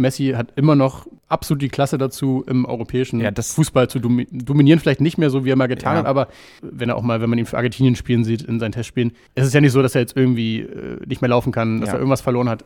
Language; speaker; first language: German; native; German